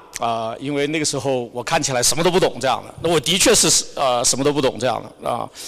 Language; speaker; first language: Chinese; native; Chinese